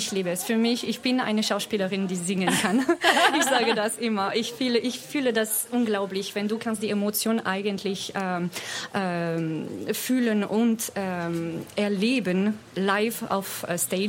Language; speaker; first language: German; non-native, fluent; French